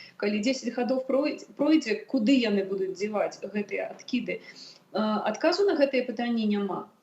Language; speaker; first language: Belarusian; non-native, local second language; Russian